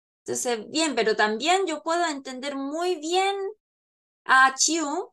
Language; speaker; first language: Spanish; non-native, fluent; Korean